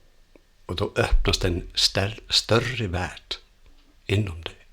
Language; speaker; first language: Swedish; non-native, fluent; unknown